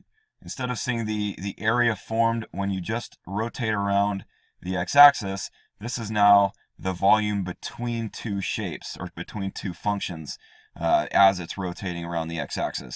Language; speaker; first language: English; native; English